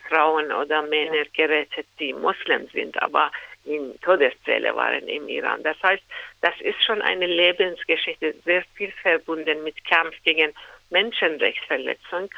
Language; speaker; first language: German; non-native, fluent; Persian